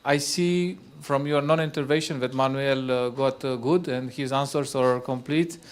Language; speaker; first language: English; non-native, fluent; Romanian